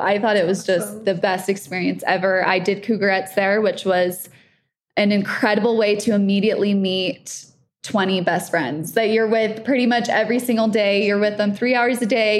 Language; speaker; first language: English; native; English